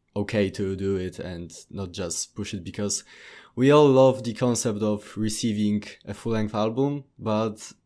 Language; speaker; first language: English; non-native, fluent; Polish